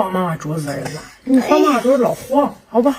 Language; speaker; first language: Chinese; native; Chinese